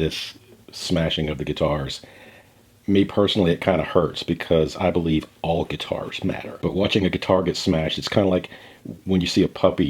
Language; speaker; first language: English; native; English